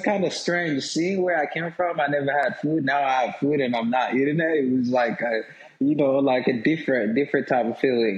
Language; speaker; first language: English; non-native, local second language; Swahili